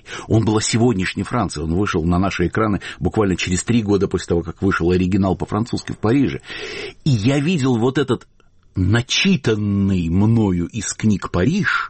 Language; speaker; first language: Russian; native; Russian